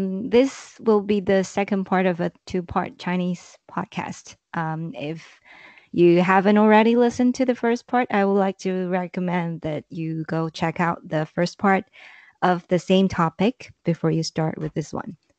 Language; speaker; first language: English; non-native, fluent; Chinese